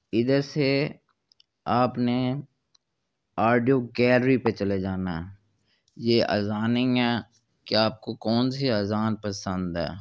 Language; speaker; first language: Urdu; non-native, local second language; Punjabi